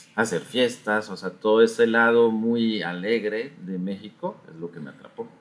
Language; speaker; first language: Spanish; non-native, fluent; French